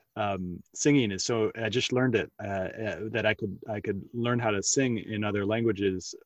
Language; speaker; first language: English; native; English